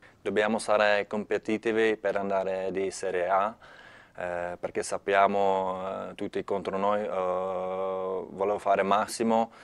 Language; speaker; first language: Italian; non-native, learner; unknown